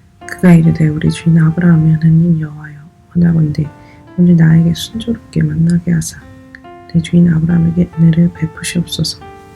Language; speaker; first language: Korean; native; Korean